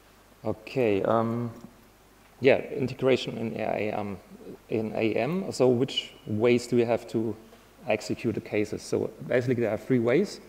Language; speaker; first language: English; non-native, fluent; German